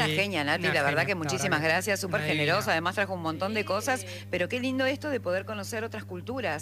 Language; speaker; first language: Spanish; native; Spanish